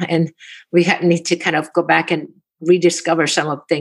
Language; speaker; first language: English; non-native, fluent; Korean